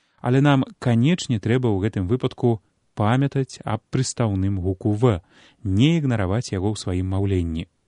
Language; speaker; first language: Belarusian; native; Belarusian